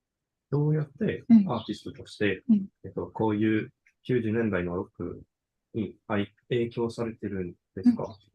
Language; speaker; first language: Japanese; non-native, learner; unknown